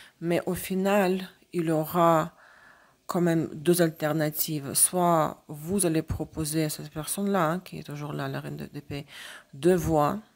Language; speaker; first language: French; non-native, fluent; Russian